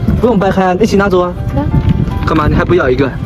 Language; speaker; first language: Chinese; native; Chinese